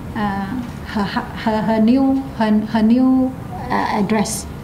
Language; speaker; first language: English; non-native, local second language; Malay